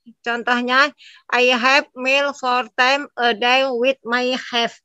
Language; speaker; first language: English; non-native, learner; Indonesian